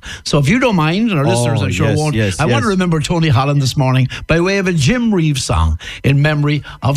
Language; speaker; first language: English; native; English